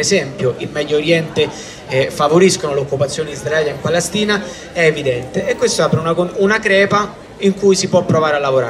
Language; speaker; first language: Italian; native; Italian